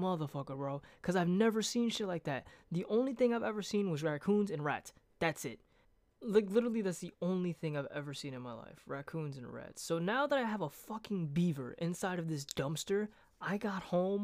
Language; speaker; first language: English; native; English